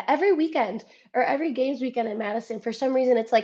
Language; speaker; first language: English; early bilingual, other home language; Spanish